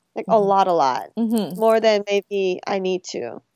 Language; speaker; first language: English; early bilingual, other home language; Korean